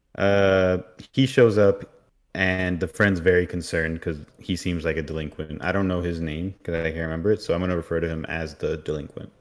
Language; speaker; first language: English; native; English